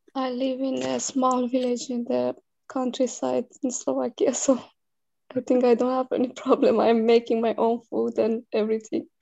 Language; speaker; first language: English; non-native, learner; Persian